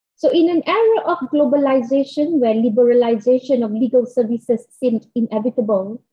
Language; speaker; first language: English; non-native, local second language; Malay